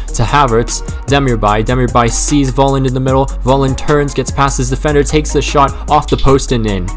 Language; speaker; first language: English; native; English